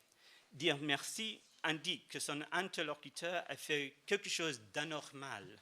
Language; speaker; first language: French; non-native, fluent; English